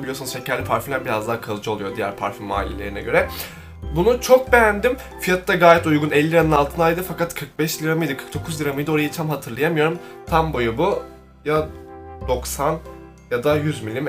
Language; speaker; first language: Turkish; native; Turkish